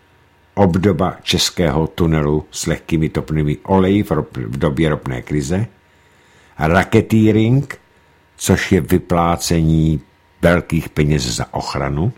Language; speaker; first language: Czech; native; Czech